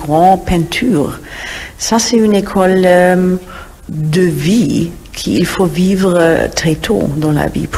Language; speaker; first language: French; non-native, fluent; German